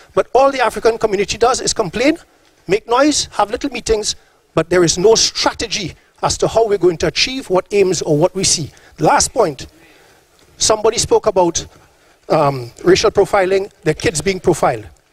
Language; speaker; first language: English; early bilingual, other home language; Norwegian